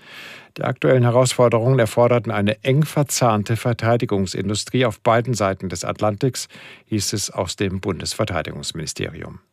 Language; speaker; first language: German; native; German